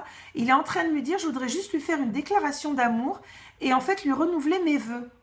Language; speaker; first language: French; native; French